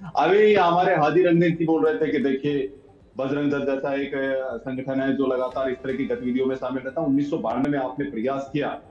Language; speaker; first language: Hindi; native; Hindi